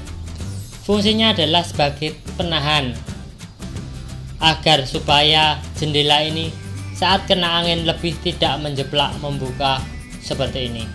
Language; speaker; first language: Indonesian; native; Indonesian